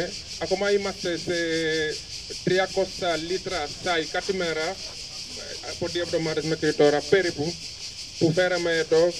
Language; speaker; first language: Greek; non-native, fluent; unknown